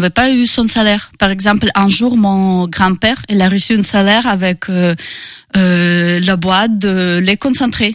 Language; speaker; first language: French; non-native, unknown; Russian